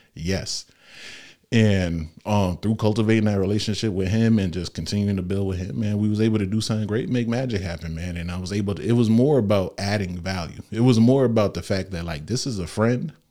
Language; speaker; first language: English; native; English